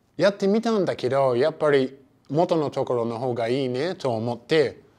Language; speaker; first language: Japanese; non-native, fluent; English